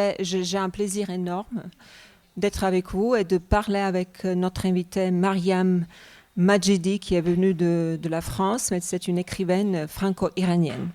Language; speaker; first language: French; non-native, fluent; Bosnian